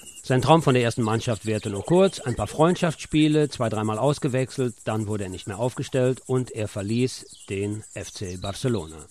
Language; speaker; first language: German; native; German